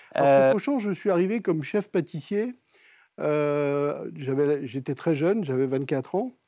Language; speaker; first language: French; native; French